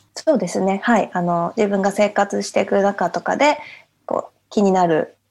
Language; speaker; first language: Japanese; native; Japanese